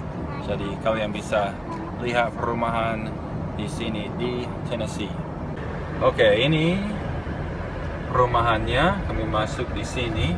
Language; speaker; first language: Indonesian; non-native, fluent; English